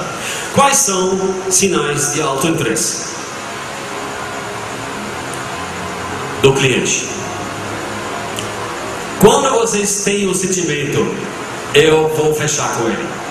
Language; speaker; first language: Portuguese; non-native, fluent; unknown